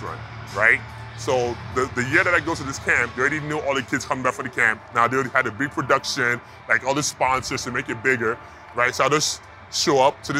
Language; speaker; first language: English; non-native, local second language; Yoruba